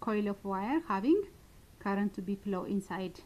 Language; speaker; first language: English; non-native, local second language; Amharic